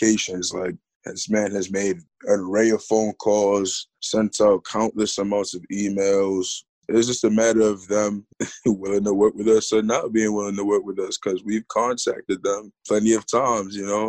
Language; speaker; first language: English; native; English